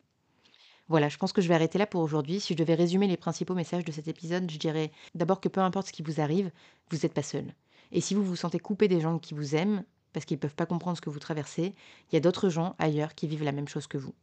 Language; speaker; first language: French; native; French